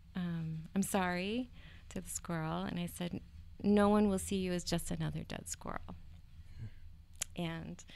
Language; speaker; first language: English; native; English